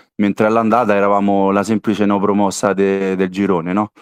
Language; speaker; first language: Italian; native; Italian